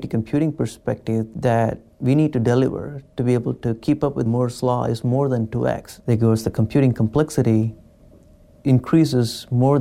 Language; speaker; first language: English; non-native, local second language; Tamil